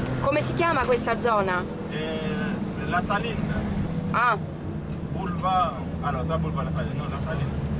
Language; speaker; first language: Italian; non-native, fluent; Haitian Creole